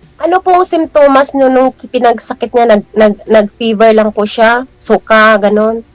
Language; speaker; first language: Filipino; non-native, local second language; Cebuano